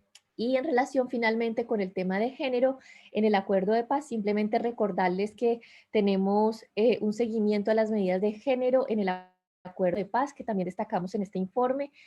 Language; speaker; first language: Spanish; native; Spanish